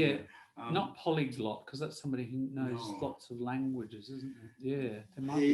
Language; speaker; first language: English; native; English